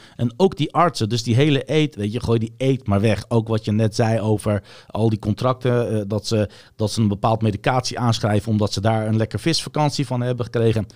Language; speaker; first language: Dutch; early bilingual, other home language; Bosnian